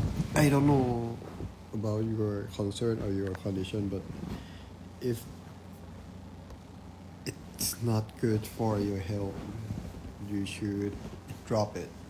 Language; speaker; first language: English; non-native, fluent; Thai